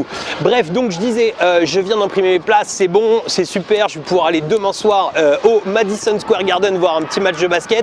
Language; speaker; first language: French; native; French